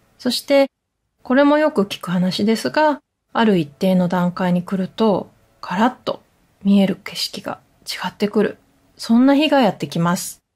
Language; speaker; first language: Japanese; native; Japanese